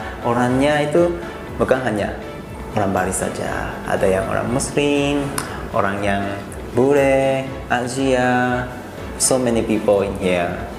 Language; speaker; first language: Indonesian; non-native, fluent; Japanese